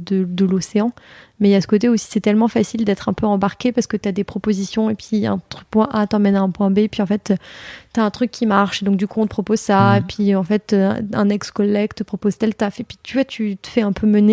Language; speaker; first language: French; native; French